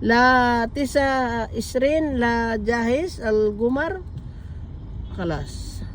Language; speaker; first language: Arabic; non-native, learner; Filipino